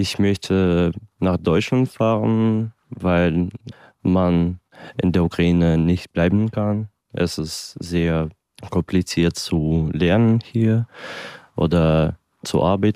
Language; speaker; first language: German; non-native, learner; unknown